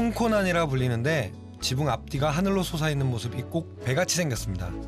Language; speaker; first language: Korean; native; Korean